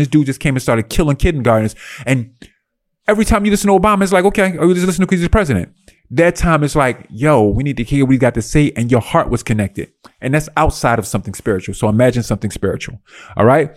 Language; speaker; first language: English; native; English